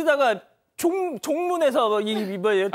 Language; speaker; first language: Korean; native; Korean